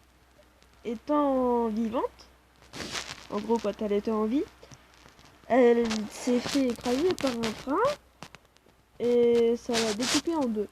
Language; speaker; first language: French; native; French